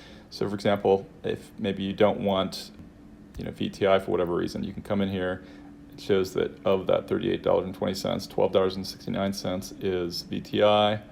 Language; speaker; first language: English; native; English